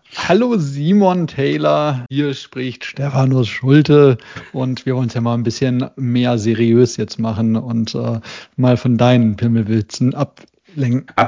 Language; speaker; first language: German; native; German